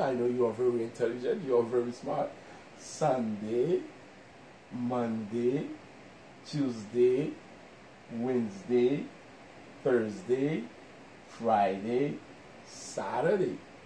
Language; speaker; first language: English; non-native, fluent; Haitian Creole